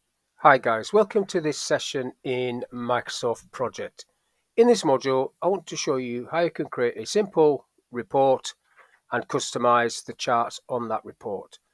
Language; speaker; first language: English; native; English